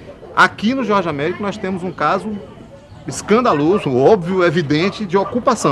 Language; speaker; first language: Portuguese; native; Portuguese